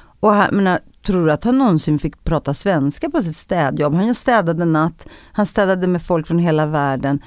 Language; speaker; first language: Swedish; early bilingual, other home language; Greek